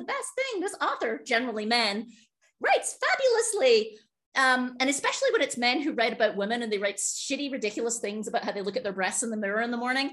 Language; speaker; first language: English; native; English